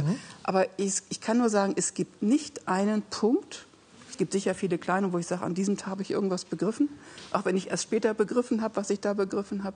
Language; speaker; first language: German; native; German